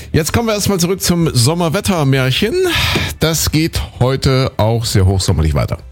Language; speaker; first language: German; native; German